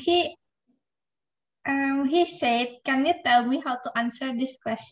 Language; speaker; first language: English; non-native, learner; Indonesian